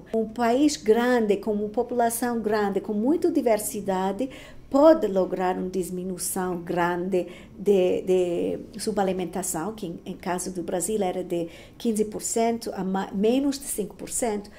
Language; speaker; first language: Portuguese; non-native, fluent; Spanish